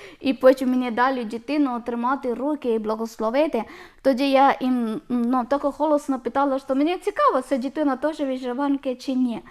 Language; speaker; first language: Ukrainian; non-native, learner; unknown